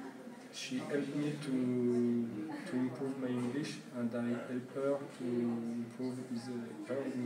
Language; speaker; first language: English; non-native, learner; French